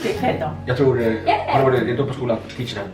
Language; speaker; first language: Swedish; native; Swedish